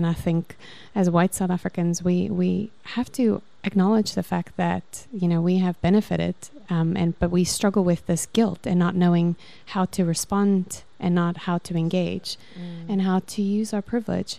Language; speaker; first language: English; non-native, local second language; Afrikaans